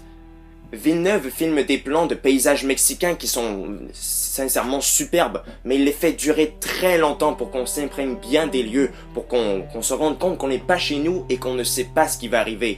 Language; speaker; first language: French; native; French